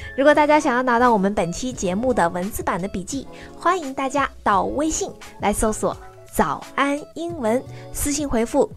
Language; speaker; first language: Chinese; native; Chinese